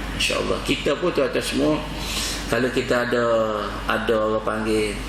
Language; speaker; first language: Malay; native; Malay